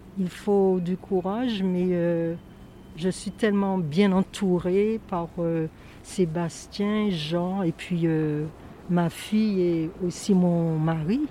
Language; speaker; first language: French; native; French